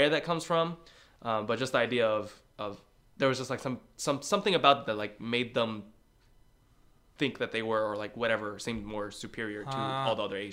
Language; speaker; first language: English; early bilingual, other home language; Chinese